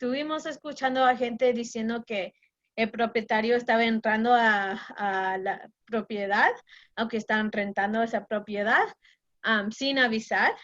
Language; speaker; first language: Spanish; non-native, fluent; English